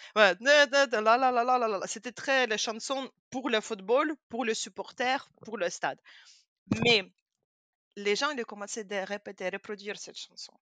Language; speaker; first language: French; non-native, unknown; Russian